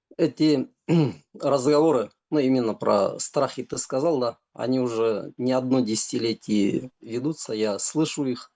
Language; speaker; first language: Russian; native; Russian